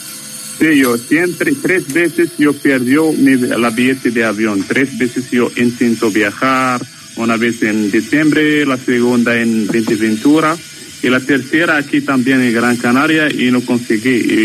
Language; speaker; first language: Spanish; non-native, learner; Arabic